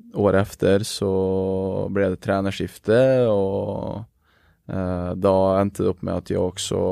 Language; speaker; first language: Swedish; non-native, fluent; Norwegian